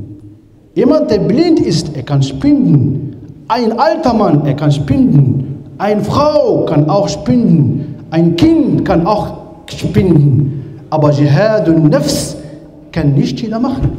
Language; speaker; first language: German; non-native, learner; Arabic